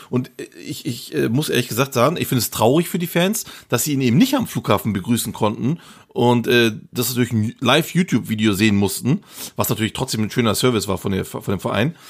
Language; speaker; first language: German; early bilingual, other home language; Turkish